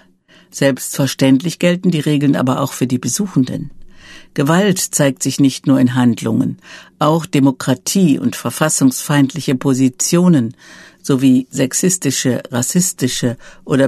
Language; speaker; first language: German; native; German